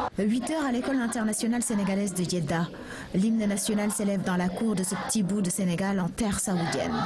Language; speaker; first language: French; non-native, local second language; Wolof